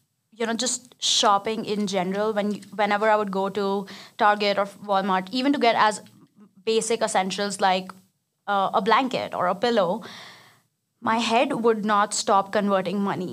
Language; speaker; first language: English; non-native, local second language; Hindi